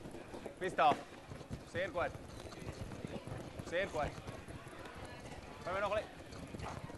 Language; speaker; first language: German; native; German